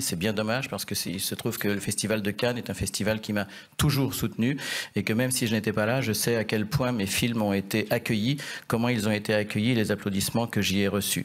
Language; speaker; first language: French; native; French